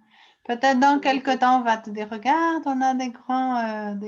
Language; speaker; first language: French; non-native, fluent; Spanish